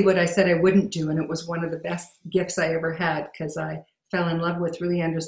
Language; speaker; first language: English; native; English